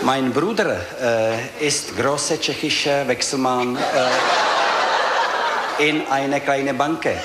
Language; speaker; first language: German; non-native, learner; Czech